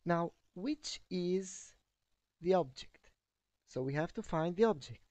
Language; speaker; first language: English; non-native, fluent; Albanian